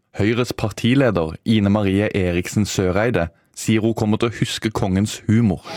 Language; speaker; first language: Norwegian; native; Norwegian